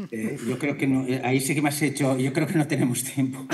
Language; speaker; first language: Spanish; native; Spanish